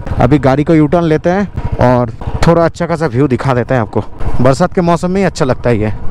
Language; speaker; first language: Hindi; non-native, local second language; Bangla